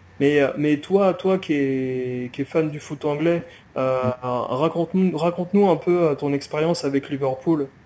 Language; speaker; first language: French; native; French